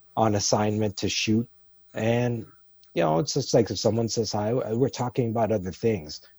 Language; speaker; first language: English; native; English